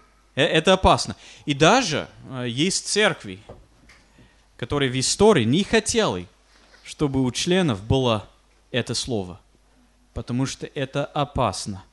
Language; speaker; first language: Russian; non-native, fluent; English